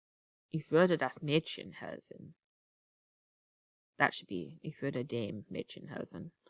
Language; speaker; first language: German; non-native, fluent; English